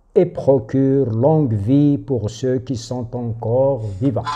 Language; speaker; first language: French; non-native, local second language; Arabic